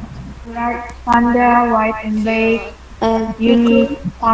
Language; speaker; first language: English; non-native, learner; Indonesian